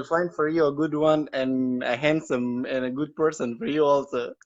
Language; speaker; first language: English; non-native, learner; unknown